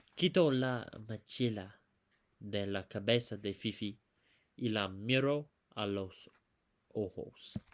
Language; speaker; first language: Spanish; non-native, learner; English